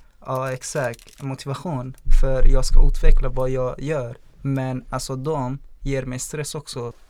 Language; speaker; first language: Swedish; non-native, fluent; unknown